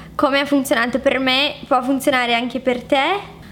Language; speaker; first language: Italian; non-native, fluent; Portuguese